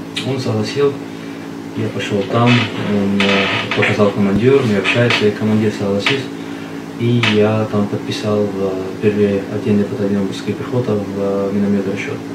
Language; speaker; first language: Russian; non-native, learner; Arabic